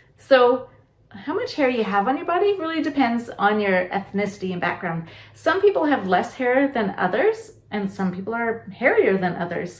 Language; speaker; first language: English; native; English